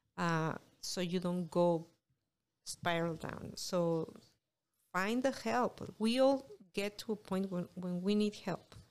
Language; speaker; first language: English; non-native, fluent; Spanish